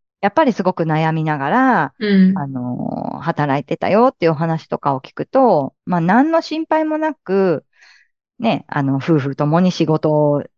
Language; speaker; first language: Japanese; native; Japanese